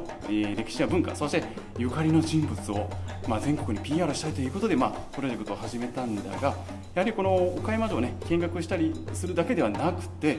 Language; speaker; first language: Japanese; native; Japanese